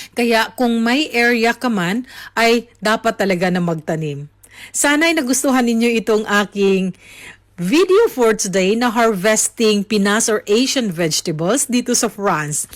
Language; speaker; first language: Filipino; native; Filipino